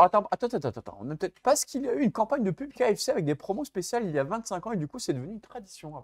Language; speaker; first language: French; native; French